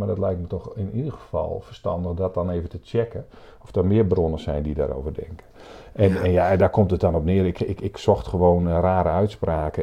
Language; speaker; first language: Dutch; native; Dutch